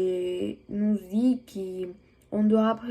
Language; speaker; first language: French; non-native, learner; Spanish